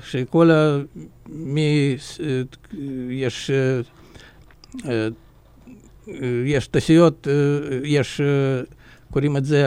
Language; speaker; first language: Hebrew; non-native, fluent; Russian